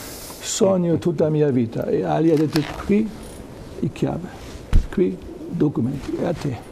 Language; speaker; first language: Italian; non-native, learner; German